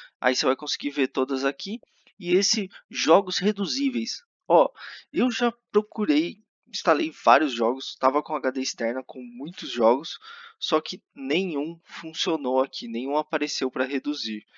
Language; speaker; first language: Portuguese; native; Portuguese